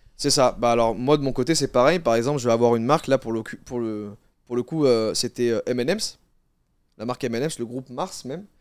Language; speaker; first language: French; native; French